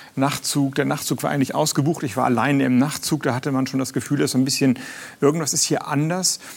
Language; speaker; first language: German; native; German